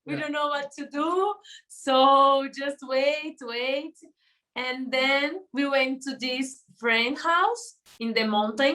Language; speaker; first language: English; non-native, learner; Portuguese